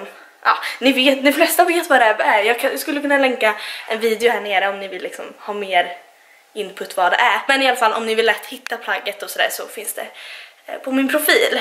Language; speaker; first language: Swedish; native; Swedish